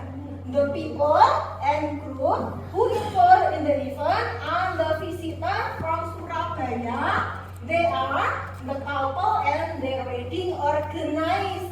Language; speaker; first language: English; non-native, fluent; Indonesian